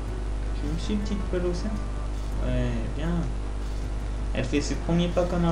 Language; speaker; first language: French; native; French